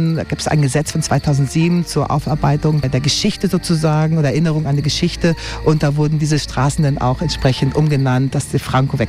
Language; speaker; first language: German; native; German